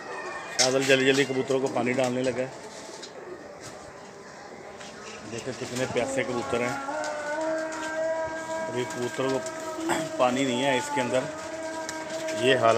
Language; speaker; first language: Hindi; non-native, local second language; Punjabi